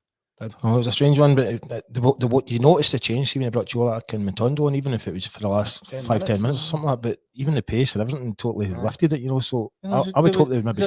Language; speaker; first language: English; native; English